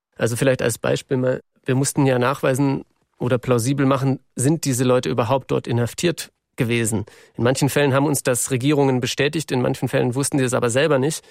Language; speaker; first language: German; native; German